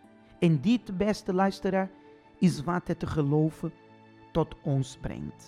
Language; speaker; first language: Dutch; non-native, fluent; Portuguese